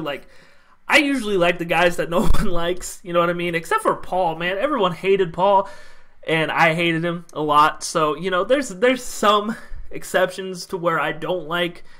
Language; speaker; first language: English; native; English